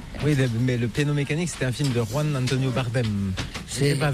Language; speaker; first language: French; native; French